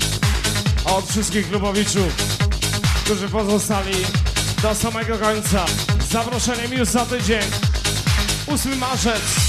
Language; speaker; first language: Polish; native; Polish